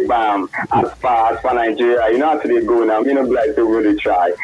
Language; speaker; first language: English; non-native, local second language; Yoruba